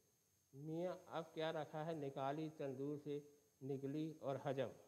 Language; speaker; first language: Hindi; native; Hindi